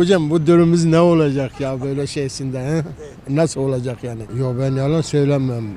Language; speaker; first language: Turkish; native; Turkish